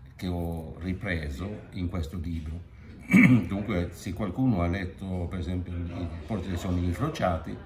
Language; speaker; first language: Italian; non-native, fluent; Swedish